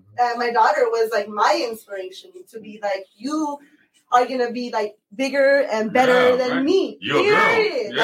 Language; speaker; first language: English; early bilingual, other home language; Spanish